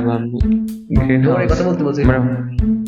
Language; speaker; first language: Hindi; non-native, learner; Bangla